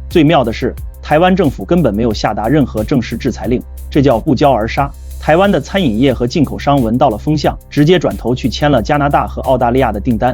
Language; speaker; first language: Chinese; native; Chinese